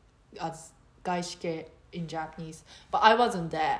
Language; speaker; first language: English; non-native, fluent; Japanese